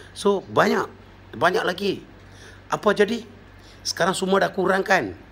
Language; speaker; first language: Malay; non-native, local second language; Tamil